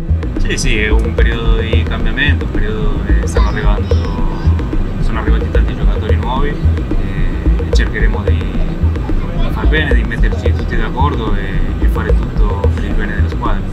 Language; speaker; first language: Italian; non-native, fluent; Spanish